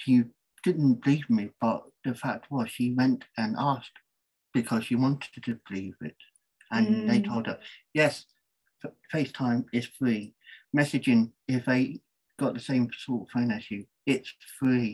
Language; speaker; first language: English; native; English